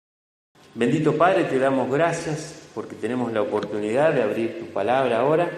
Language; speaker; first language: Spanish; native; Spanish